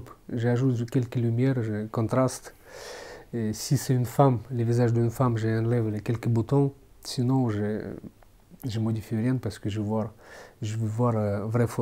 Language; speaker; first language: French; non-native, fluent; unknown